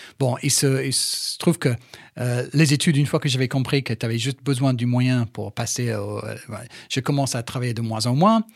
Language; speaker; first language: French; non-native, fluent; English